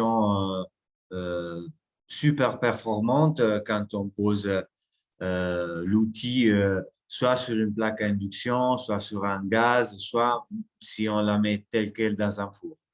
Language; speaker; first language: French; non-native, fluent; Italian